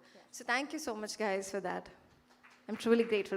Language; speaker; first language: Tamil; non-native, fluent; Malayalam